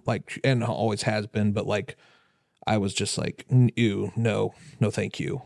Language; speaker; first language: English; native; English